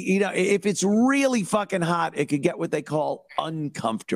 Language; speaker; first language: English; native; English